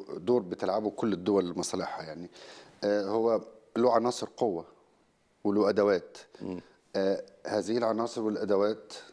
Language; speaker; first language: Arabic; native; Arabic